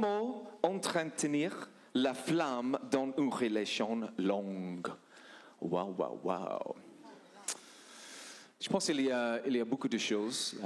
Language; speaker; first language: French; non-native, learner; English